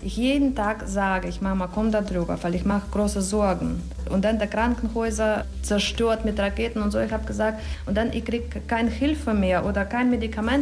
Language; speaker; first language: German; non-native, learner; Ukrainian